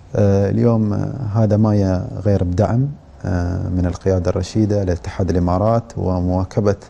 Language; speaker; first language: Arabic; native; Arabic